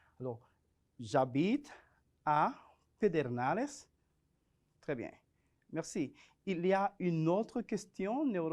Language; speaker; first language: French; non-native, fluent; Spanish